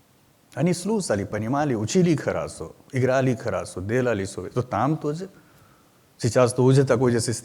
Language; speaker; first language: Russian; non-native, learner; Hindi